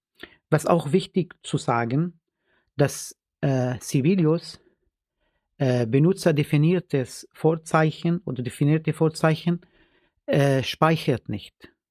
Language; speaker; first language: German; non-native, fluent; Arabic